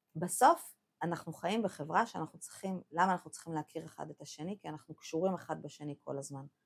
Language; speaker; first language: Hebrew; native; Hebrew